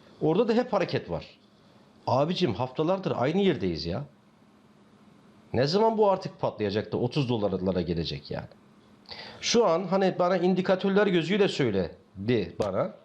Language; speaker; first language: Turkish; native; Turkish